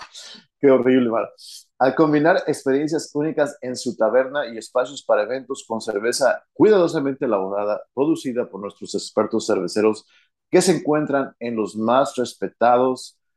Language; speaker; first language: Spanish; early bilingual, heritage; Spanish